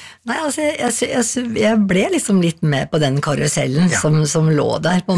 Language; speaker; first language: Norwegian; native; Norwegian